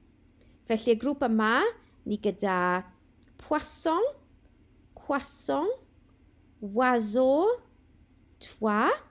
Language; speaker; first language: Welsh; non-native, local second language; English